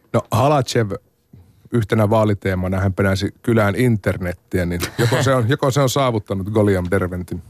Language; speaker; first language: Finnish; native; Finnish